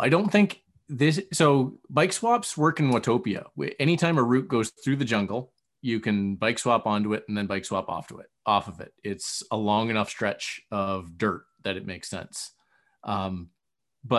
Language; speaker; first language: English; native; English